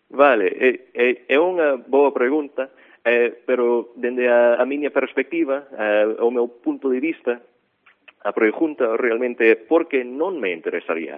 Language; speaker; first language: Galician; non-native, fluent; English